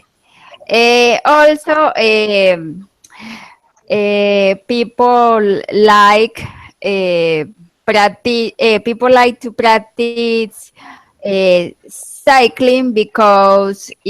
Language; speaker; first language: English; non-native, learner; Spanish